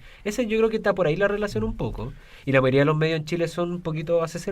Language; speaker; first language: Spanish; native; Spanish